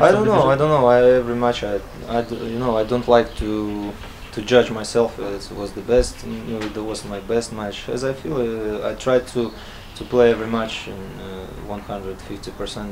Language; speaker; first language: English; non-native, learner; Latvian